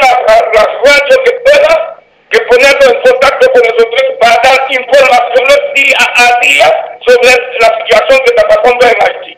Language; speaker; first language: Spanish; non-native, fluent; Haitian Creole